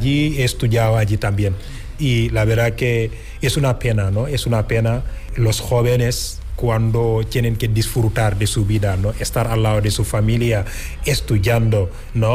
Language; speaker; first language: Spanish; non-native, fluent; Wolof